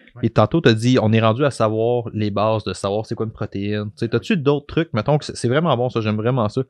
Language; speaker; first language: French; native; French